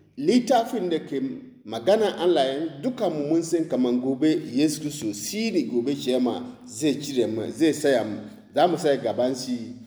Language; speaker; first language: Hausa; non-native, local second language; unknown